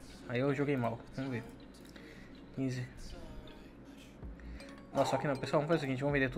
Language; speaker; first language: Portuguese; native; Portuguese